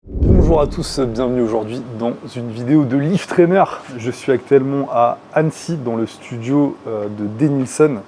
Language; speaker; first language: French; native; French